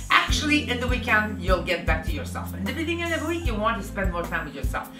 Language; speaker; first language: English; native; English